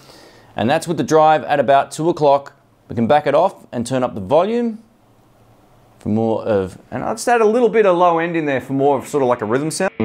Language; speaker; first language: English; native; English